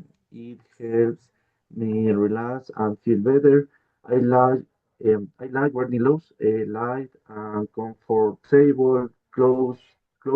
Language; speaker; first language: English; non-native, learner; Spanish